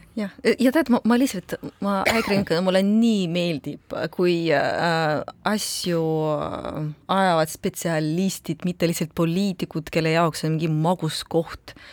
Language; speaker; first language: Estonian; non-native, local second language; Russian